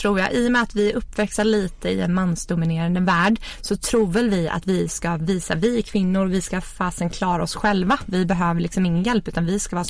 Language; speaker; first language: Swedish; native; Swedish